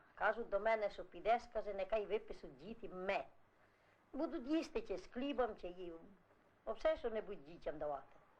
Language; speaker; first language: Ukrainian; non-native, fluent; Italian